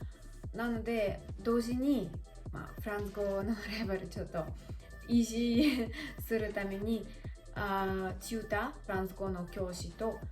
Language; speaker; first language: Japanese; non-native, learner; Russian